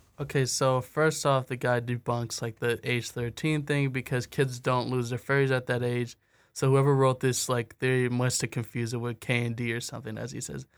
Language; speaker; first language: English; native; English